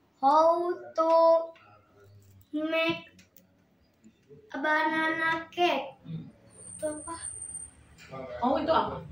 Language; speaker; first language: English; non-native, learner; Indonesian